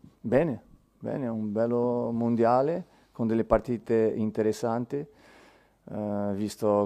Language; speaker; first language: Italian; non-native, fluent; Portuguese